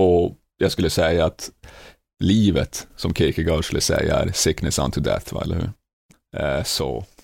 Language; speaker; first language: Swedish; native; Swedish